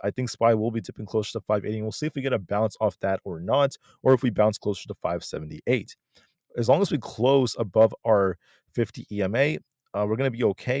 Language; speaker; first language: English; native; English